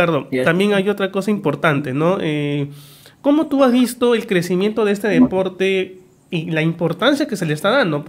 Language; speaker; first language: Spanish; native; Spanish